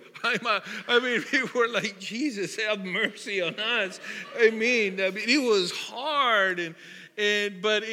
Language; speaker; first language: English; non-native, fluent; Spanish